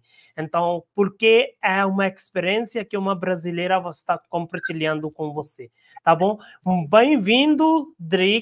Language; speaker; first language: Portuguese; non-native, learner; Hindi